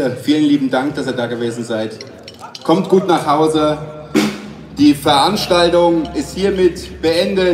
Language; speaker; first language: German; native; German